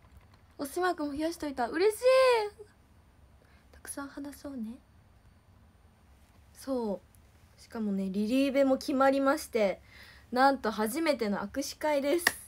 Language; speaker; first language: Japanese; native; Japanese